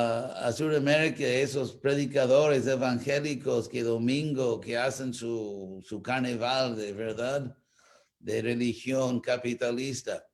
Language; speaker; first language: Spanish; non-native, fluent; English